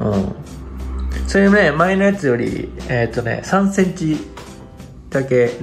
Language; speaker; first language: Japanese; native; Japanese